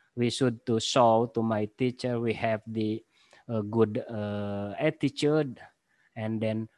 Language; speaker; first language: English; non-native, learner; Indonesian